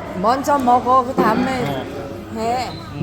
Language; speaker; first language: Korean; non-native, learner; Vietnamese